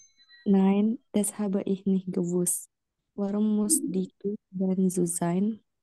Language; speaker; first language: German; non-native, learner; Indonesian